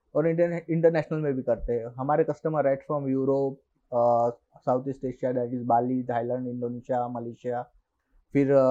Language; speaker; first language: Hindi; non-native, local second language; Marathi